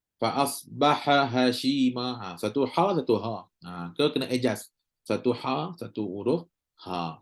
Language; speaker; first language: Malay; native; Malay